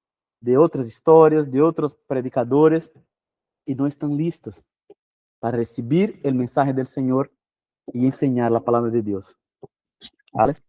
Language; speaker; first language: Spanish; non-native, fluent; Portuguese